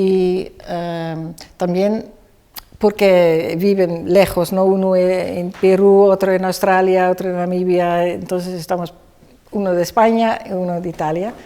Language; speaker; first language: Spanish; non-native, fluent; Dutch